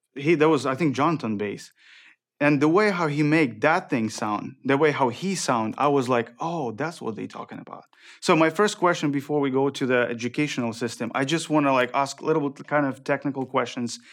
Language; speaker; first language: English; non-native, fluent; Ukrainian